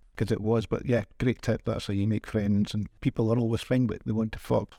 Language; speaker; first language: English; non-native, fluent; Spanish